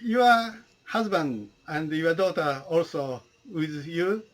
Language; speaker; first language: English; non-native, learner; Japanese